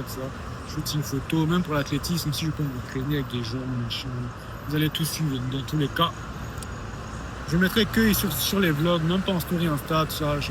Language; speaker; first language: French; native; French